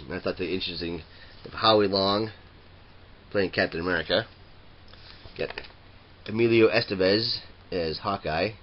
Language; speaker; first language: English; native; English